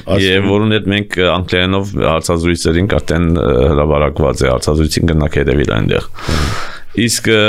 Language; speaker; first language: Armenian; early bilingual, heritage; Armenian